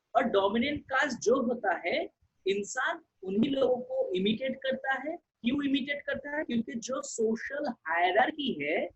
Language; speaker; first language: Hindi; non-native, local second language; Bangla